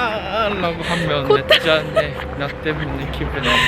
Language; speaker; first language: Korean; non-native, learner; Japanese